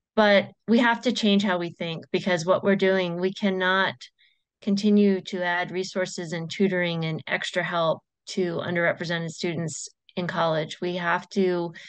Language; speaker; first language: English; native; English